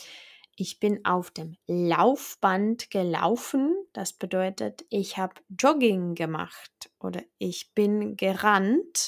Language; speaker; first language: German; non-native, fluent; Czech